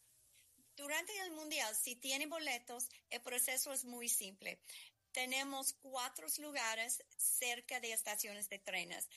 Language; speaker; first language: Spanish; non-native, fluent; English